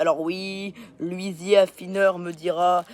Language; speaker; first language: French; native; French